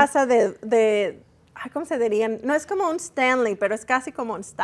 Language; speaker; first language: Spanish; early bilingual, heritage; Spanish